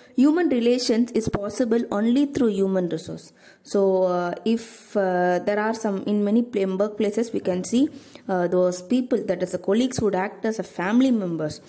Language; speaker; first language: English; non-native, local second language; Tamil